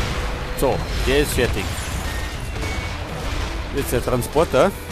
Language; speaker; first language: German; native; German